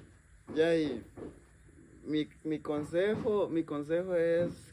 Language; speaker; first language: Spanish; native; Spanish